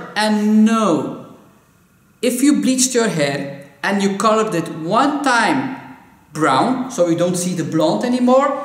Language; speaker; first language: English; non-native, fluent; Dutch